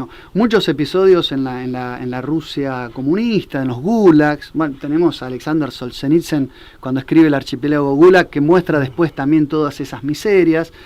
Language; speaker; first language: Spanish; native; Spanish